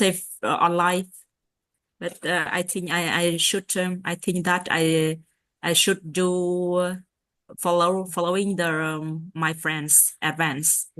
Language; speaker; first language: English; non-native, learner; Vietnamese